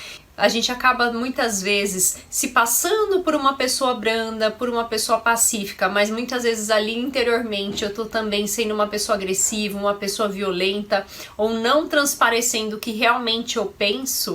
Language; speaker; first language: Portuguese; native; Portuguese